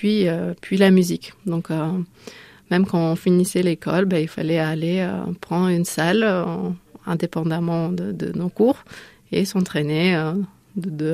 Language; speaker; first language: French; non-native, fluent; Lithuanian